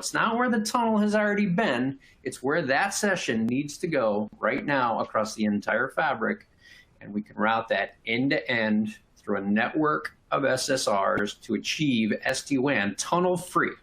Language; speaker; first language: English; native; English